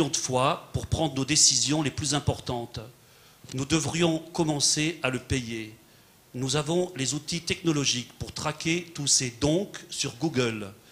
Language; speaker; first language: French; native; French